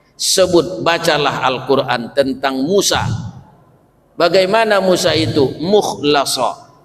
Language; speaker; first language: Malay; non-native, local second language; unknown